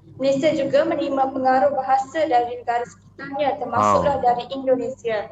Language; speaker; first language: Malay; native; Malay